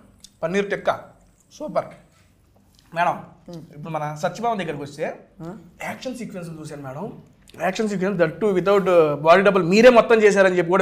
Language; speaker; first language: Telugu; native; Telugu